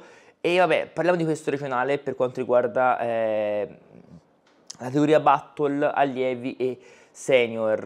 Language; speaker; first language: Italian; native; Italian